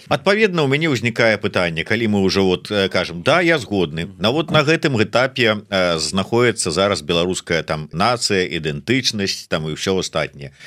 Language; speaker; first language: Belarusian; native; Belarusian